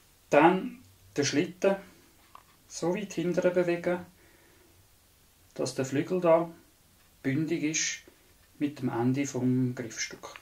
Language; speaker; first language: German; non-native, local second language; Swiss German